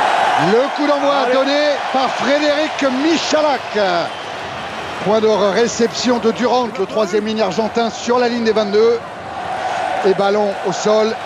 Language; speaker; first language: French; native; French